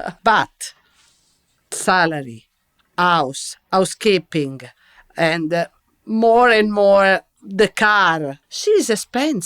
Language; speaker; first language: English; non-native, learner; Italian